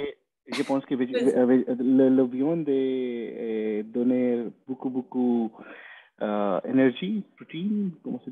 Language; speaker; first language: French; non-native, learner; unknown